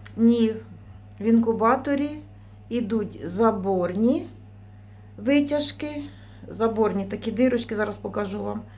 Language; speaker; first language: Ukrainian; native; Ukrainian